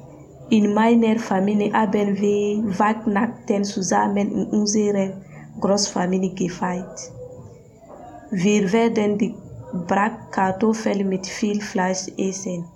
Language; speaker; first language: German; non-native, learner; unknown